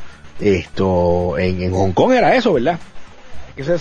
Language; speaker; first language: Spanish; native; Spanish